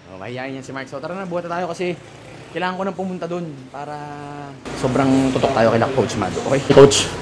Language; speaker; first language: Filipino; native; Filipino